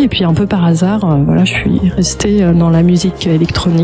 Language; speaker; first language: French; native; French